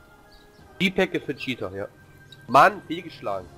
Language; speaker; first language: German; native; German